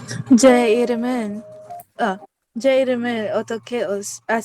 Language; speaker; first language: Korean; non-native, learner; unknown